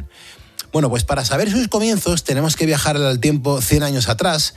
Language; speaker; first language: Spanish; native; Spanish